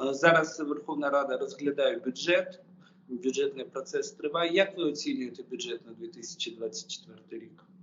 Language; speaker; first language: Ukrainian; native; Ukrainian